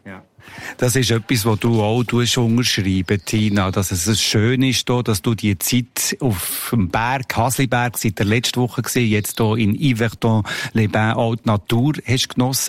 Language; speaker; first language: German; native; German